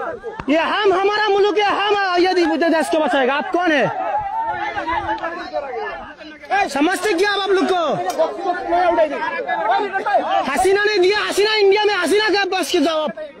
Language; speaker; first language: Hindi; non-native, learner; Bangla